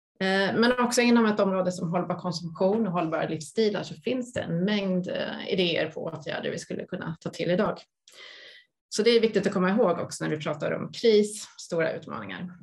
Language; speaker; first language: Swedish; native; Swedish